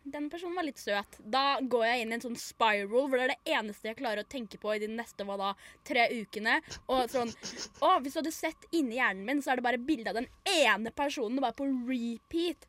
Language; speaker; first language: Norwegian; native; Norwegian